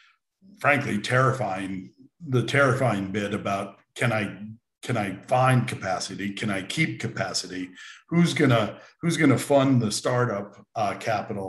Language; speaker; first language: English; native; English